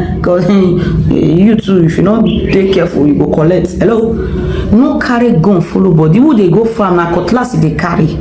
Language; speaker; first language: Nigerian Pidgin; non-native, local second language; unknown